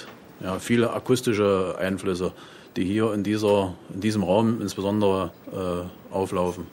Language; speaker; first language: German; native; German